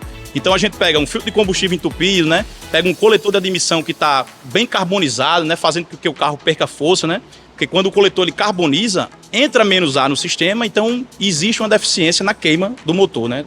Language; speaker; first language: Portuguese; native; Portuguese